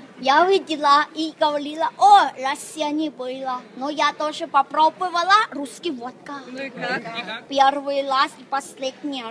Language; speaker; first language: Russian; non-native, learner; Thai